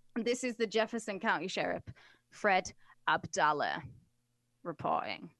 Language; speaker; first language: English; native; English